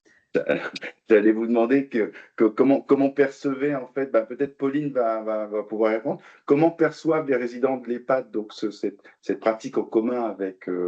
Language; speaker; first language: French; native; French